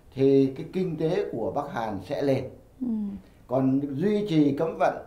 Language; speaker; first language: Vietnamese; native; Vietnamese